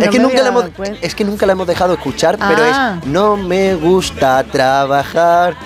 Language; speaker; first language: Spanish; native; Spanish